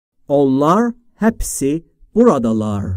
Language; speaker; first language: Turkish; non-native, fluent; Persian